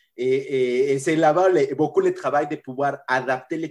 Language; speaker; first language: French; non-native, fluent; Spanish